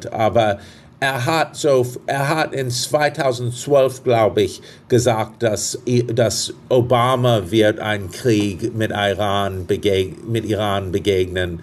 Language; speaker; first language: German; non-native, fluent; English